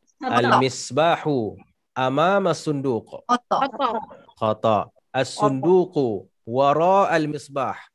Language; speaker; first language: Arabic; non-native, fluent; Malay